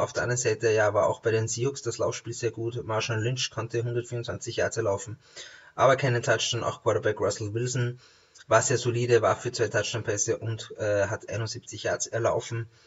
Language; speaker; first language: German; native; German